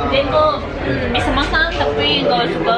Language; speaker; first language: Indonesian; non-native, learner; Japanese